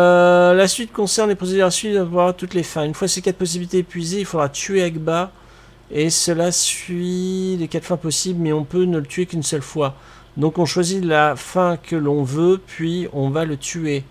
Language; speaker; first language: French; native; French